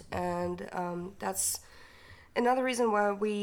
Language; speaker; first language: English; non-native, fluent; Ukrainian